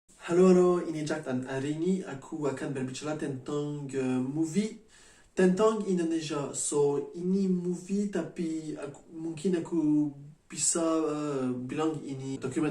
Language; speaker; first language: Indonesian; non-native, learner; French